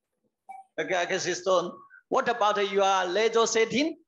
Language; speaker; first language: English; non-native, learner; Chinese